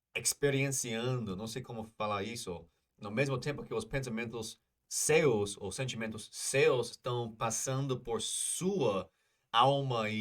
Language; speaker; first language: Portuguese; non-native, fluent; English